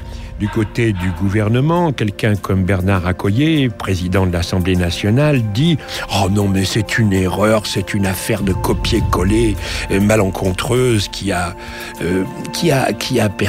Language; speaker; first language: French; native; French